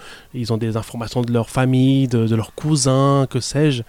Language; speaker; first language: French; early bilingual, other home language; Spanish